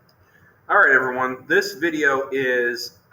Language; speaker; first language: English; native; English